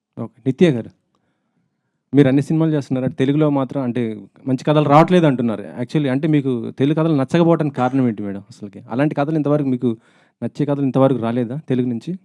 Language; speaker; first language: Telugu; native; Telugu